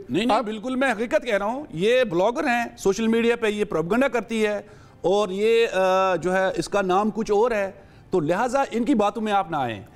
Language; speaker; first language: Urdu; non-native, local second language; Kashmiri